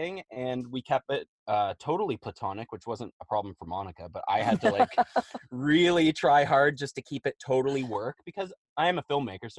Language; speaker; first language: English; native; English